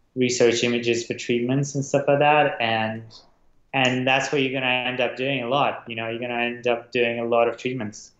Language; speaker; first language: English; non-native, fluent; Russian